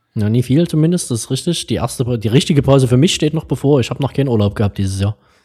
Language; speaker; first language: German; native; German